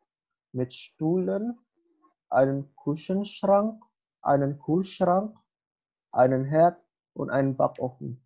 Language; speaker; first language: German; non-native, fluent; Indonesian